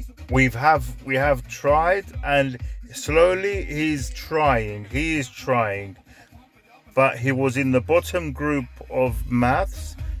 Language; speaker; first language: English; early bilingual, other home language; Greek